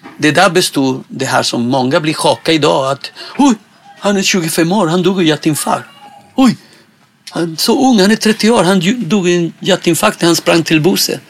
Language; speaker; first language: Swedish; non-native, fluent; Spanish